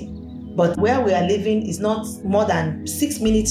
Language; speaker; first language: English; non-native, local second language; Yoruba